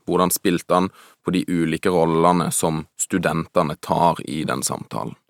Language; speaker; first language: Norwegian; non-native, fluent; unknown